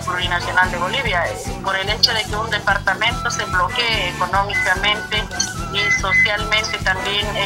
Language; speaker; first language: Spanish; native; Spanish